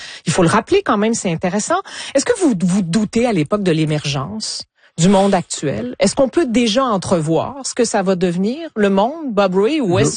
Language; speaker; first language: French; native; French